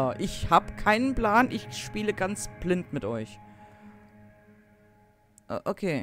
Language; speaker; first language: German; native; German